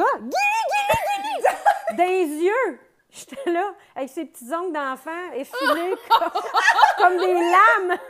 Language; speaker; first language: French; native; French